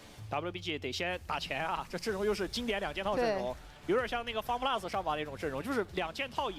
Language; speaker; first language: Chinese; native; Chinese